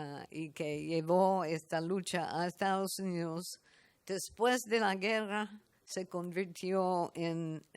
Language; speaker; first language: Spanish; non-native, fluent; English